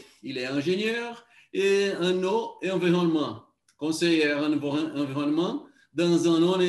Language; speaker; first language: French; non-native, learner; Portuguese